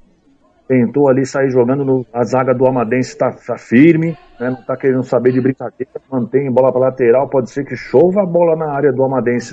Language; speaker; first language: Portuguese; native; Portuguese